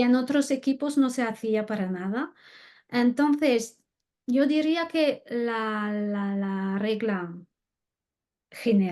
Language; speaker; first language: Spanish; non-native, fluent; French